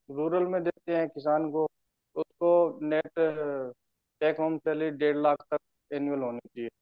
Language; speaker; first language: Hindi; native; Hindi